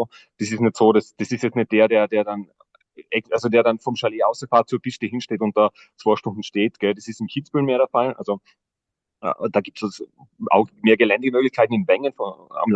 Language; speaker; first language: German; native; German